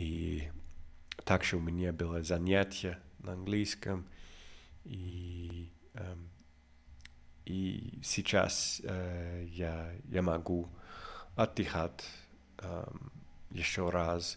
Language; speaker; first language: Russian; non-native, learner; English